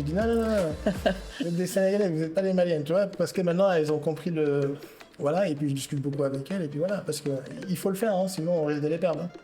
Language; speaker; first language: French; non-native, local second language; Wolof